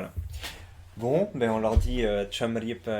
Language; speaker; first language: French; native; French